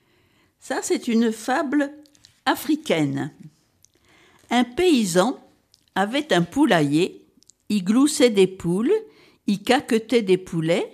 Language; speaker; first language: French; native; French